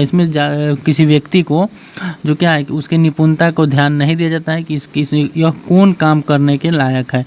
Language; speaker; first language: Hindi; native; Hindi